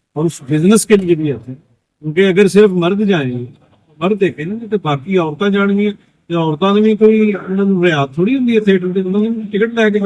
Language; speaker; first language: Urdu; non-native, local second language; Punjabi